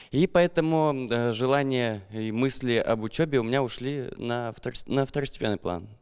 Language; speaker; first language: Russian; native; Russian